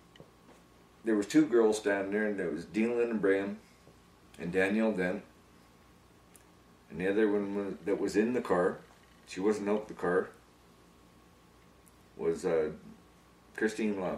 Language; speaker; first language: English; native; English